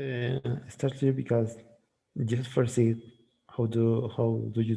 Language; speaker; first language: English; non-native, learner; Spanish